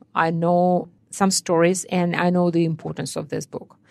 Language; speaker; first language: English; non-native, fluent; Russian